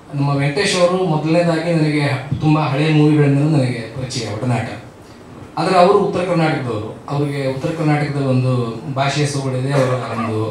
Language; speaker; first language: Kannada; native; Kannada